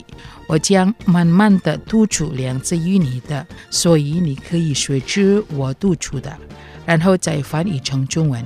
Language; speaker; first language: Chinese; non-native, fluent; Indonesian